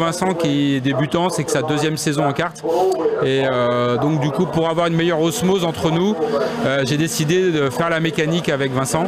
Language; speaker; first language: French; native; French